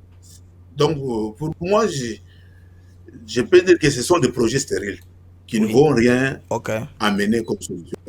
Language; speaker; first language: French; non-native, local second language; Lingala